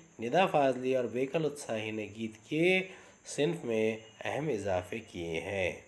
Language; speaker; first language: Urdu; native; Urdu